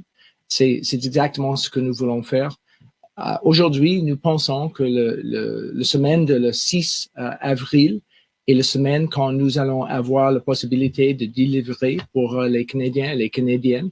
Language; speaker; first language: French; non-native, local second language; English